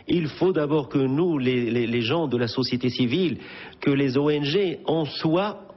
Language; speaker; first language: French; non-native, local second language; Arabic